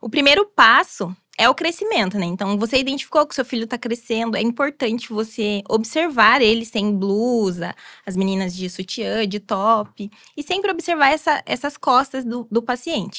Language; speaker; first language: Portuguese; native; Portuguese